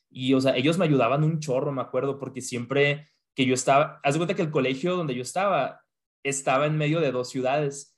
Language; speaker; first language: Spanish; native; Spanish